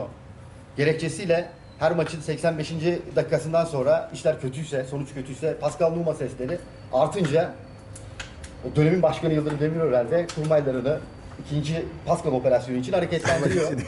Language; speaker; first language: Turkish; native; Turkish